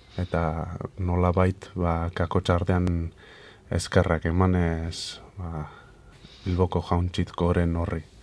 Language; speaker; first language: Basque; native; Basque